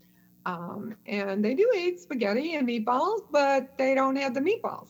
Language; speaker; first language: English; native; English